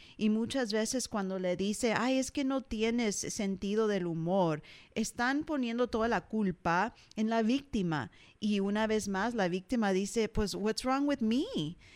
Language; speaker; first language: Spanish; early bilingual, heritage; English